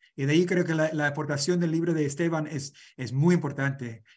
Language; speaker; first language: Spanish; non-native, fluent; English